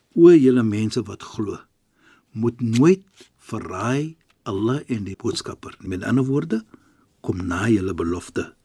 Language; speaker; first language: Afrikaans; non-native, fluent; Arabic